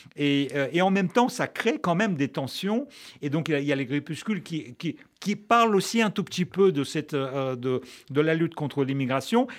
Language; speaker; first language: French; non-native, fluent; Russian